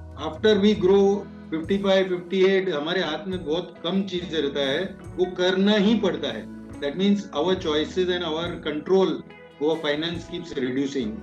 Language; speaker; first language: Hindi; non-native, local second language; Kannada